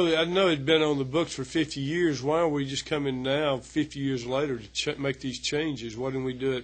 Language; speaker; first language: English; native; English